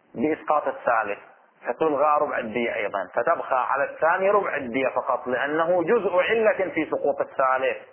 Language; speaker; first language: Arabic; native; Arabic